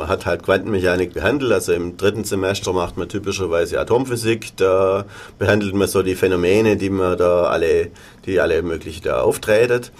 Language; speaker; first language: German; native; German